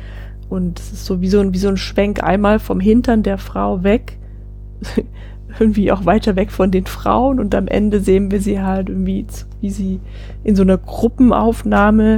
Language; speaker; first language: German; native; German